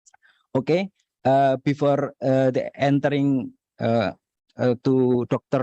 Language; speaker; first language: English; non-native, learner; Indonesian